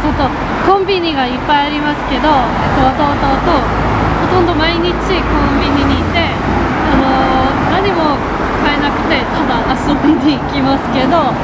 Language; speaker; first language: Japanese; non-native, learner; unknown